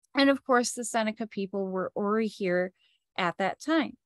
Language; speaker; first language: English; native; English